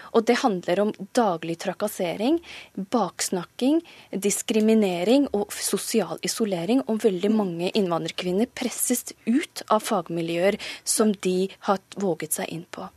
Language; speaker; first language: Norwegian; native; Norwegian